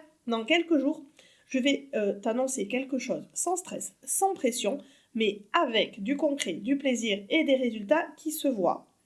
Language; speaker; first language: French; native; French